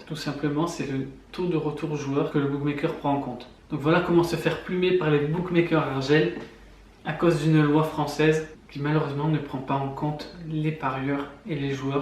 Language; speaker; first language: French; native; French